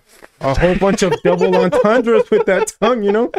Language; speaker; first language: English; native; English